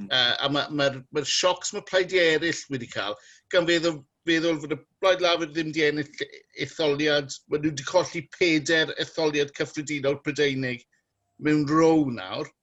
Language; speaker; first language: Welsh; native; Welsh